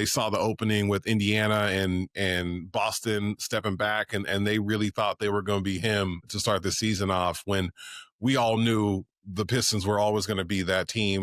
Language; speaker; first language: English; native; English